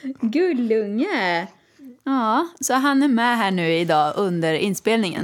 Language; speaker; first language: Swedish; native; Swedish